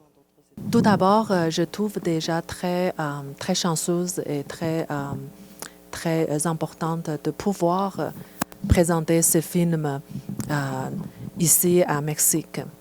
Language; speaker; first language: French; non-native, fluent; Chinese